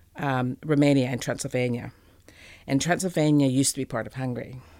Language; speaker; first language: English; native; English